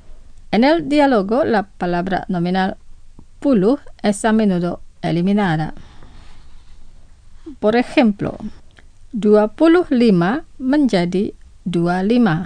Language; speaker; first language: Spanish; non-native, fluent; Indonesian